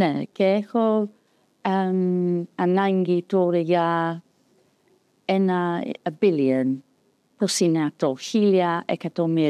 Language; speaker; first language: Greek; non-native, fluent; English